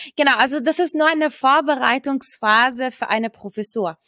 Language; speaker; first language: German; non-native, fluent; Arabic